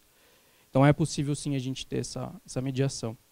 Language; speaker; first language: Portuguese; native; Portuguese